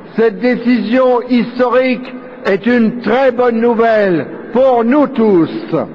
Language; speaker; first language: French; native; French